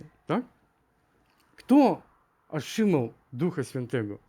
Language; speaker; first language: Polish; non-native, learner; Ukrainian